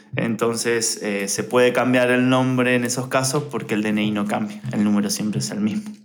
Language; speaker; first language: Spanish; native; Spanish